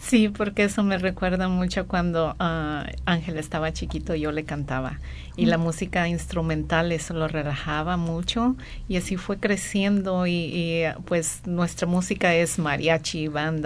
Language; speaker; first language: Spanish; native; Spanish